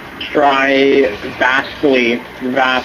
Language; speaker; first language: English; native; English